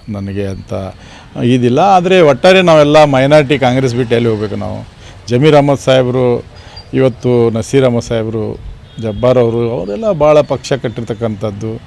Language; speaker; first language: Kannada; non-native, local second language; Urdu